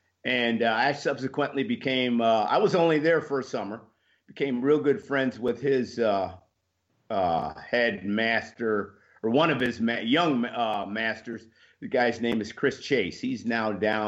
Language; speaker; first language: English; native; English